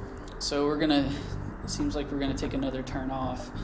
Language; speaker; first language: English; native; English